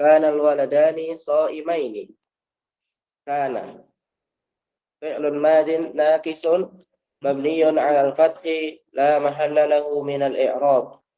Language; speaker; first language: Arabic; non-native, learner; Indonesian